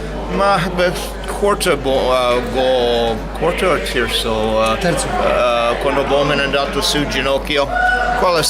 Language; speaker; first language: Italian; non-native, learner; English